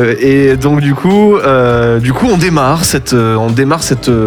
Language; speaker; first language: French; native; French